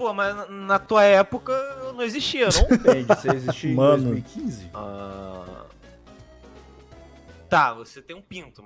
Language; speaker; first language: Portuguese; native; Portuguese